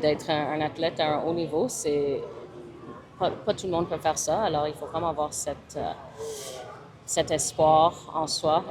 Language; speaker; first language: French; early bilingual, other home language; English